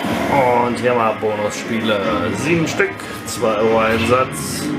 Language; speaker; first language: German; native; German